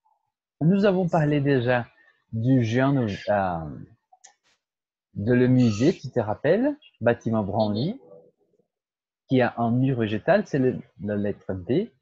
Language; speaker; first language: French; non-native, fluent; Portuguese